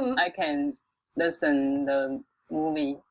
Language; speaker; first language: English; non-native, local second language; Chinese